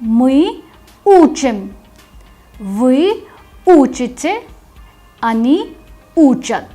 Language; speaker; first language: Russian; non-native, fluent; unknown